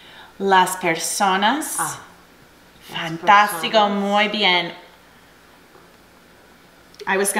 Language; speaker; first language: Spanish; non-native, fluent; English